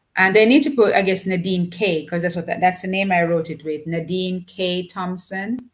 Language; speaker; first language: English; native; English